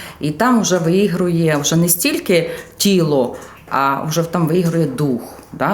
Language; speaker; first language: Ukrainian; native; Ukrainian